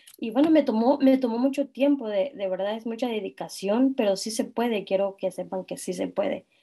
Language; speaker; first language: Spanish; non-native, local second language; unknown